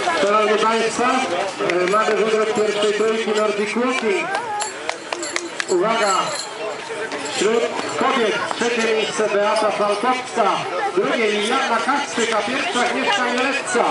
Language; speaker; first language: Polish; native; Polish